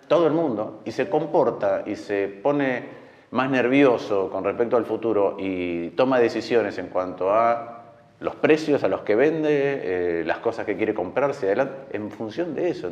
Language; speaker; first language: Spanish; native; Spanish